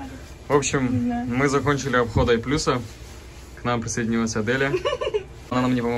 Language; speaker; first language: Russian; native; Russian